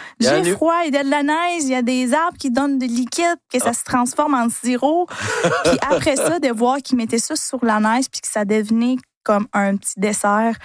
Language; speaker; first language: French; early bilingual, other home language; Spanish